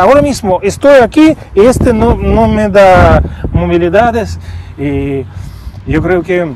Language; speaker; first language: Spanish; non-native, fluent; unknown